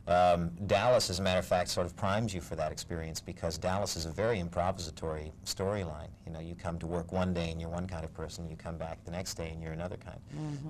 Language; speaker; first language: English; native; English